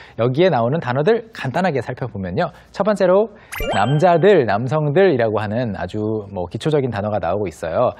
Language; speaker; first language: Korean; native; Korean